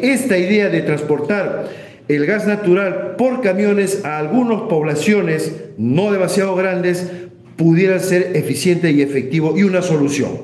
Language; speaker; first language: Spanish; native; Spanish